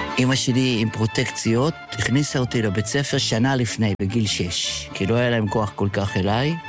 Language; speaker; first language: Hebrew; early bilingual, other home language; Yiddish